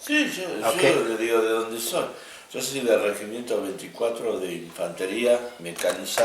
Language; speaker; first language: Spanish; native; Spanish